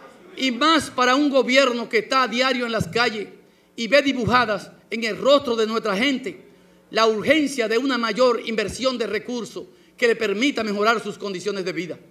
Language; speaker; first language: Spanish; native; Spanish